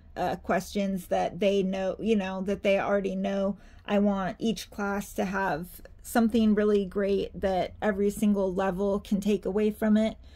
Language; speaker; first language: English; native; English